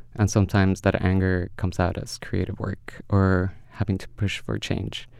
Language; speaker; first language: English; early bilingual, other home language; Spanish